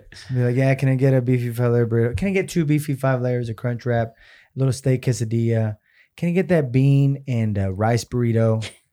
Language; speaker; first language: English; early bilingual, other home language; Spanish